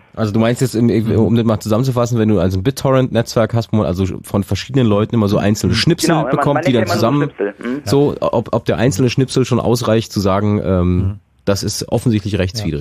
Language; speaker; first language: German; native; German